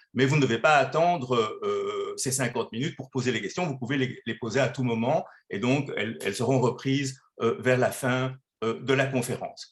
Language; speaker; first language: French; native; French